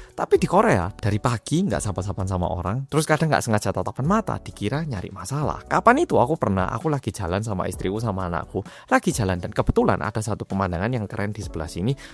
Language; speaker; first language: Indonesian; early bilingual, other home language; Korean